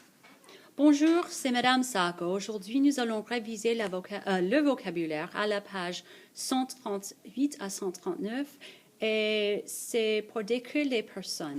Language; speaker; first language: French; non-native, fluent; English